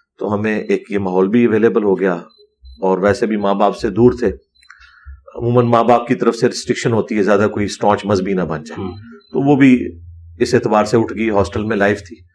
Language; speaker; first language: Urdu; native; Urdu